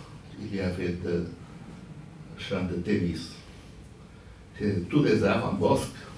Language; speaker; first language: French; non-native, fluent; Portuguese